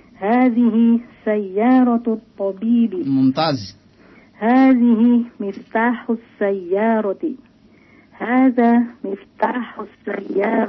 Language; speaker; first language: Arabic; non-native, learner; Indonesian